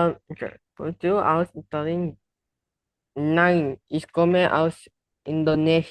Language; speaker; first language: German; non-native, learner; Indonesian